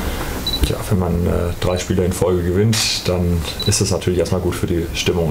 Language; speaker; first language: German; native; German